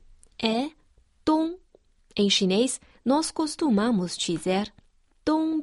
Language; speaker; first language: Portuguese; non-native, fluent; Chinese